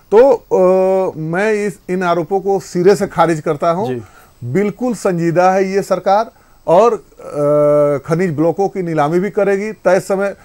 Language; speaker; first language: Hindi; native; Hindi